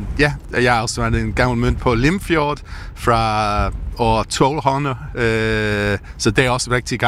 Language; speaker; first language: Danish; non-native, fluent; English